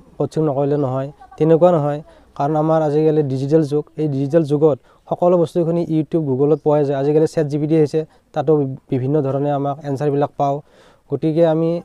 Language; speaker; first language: Assamese; native; Assamese